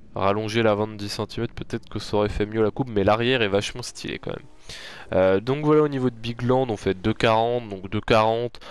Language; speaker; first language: French; native; French